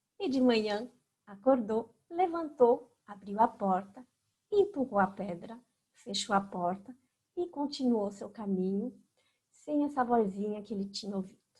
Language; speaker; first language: Portuguese; non-native, fluent; French